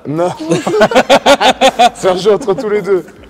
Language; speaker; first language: French; native; French